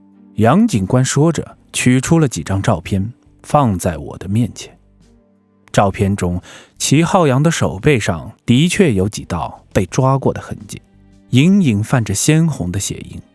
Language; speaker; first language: Chinese; native; Chinese